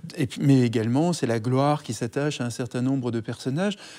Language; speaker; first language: French; native; French